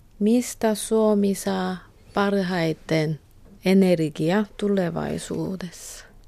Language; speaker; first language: Finnish; non-native, learner; Korean